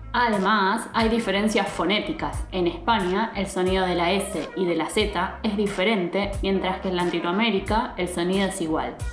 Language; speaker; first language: Spanish; native; Spanish